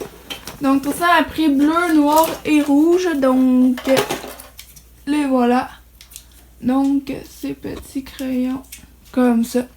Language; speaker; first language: French; native; French